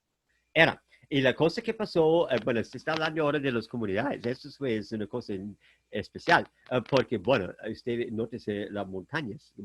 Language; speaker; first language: Spanish; non-native, fluent; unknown